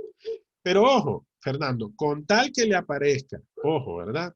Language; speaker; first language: Spanish; native; Spanish